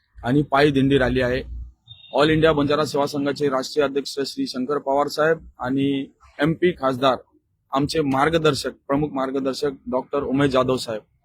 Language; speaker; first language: Marathi; non-native, local second language; Lambadi